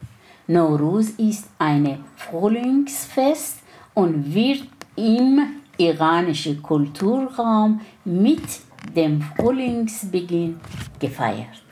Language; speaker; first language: German; non-native, learner; Persian